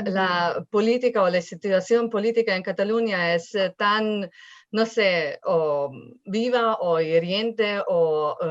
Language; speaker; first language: Spanish; non-native, fluent; Slovenian